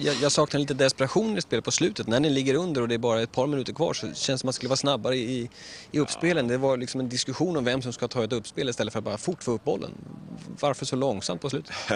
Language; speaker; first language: Swedish; native; Swedish